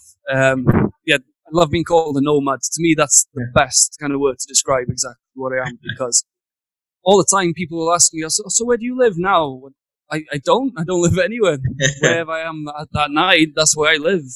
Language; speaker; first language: English; native; English